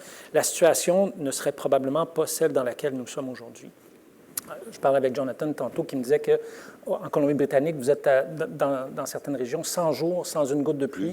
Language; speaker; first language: French; native; French